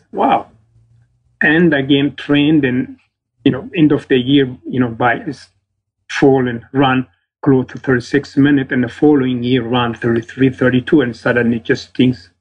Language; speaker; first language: English; non-native, fluent; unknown